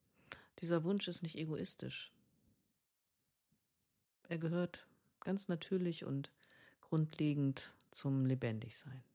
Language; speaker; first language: German; native; German